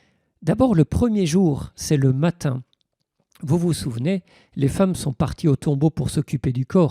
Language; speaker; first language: French; native; French